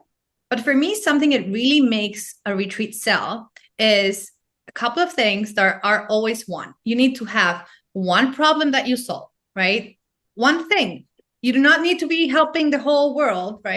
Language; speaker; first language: English; non-native, fluent; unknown